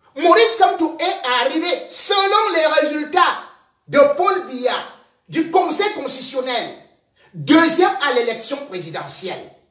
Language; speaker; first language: French; native; French